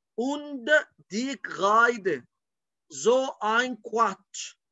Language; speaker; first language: German; non-native, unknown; Arabic